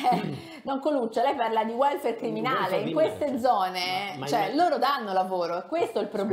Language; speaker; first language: Italian; native; Italian